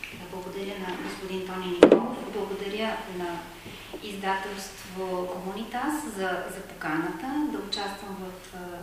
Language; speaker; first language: Bulgarian; native; Bulgarian